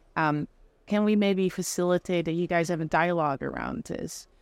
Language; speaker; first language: English; non-native, fluent; Dutch